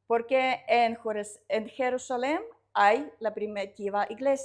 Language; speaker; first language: Spanish; non-native, learner; Russian